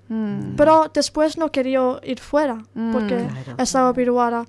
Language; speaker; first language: Spanish; non-native, learner; Italian